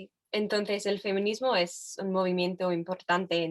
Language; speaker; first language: Spanish; non-native, fluent; English